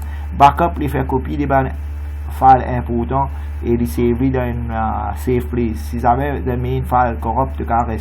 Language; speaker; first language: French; non-native, local second language; Morisyen